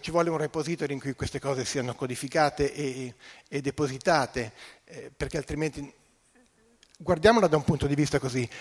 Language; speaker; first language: Italian; native; Italian